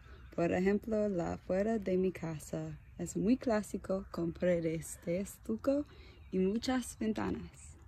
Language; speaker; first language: Spanish; non-native, learner; English